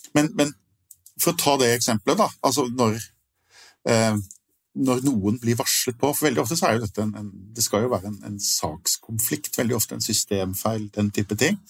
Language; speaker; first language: Norwegian; native; Norwegian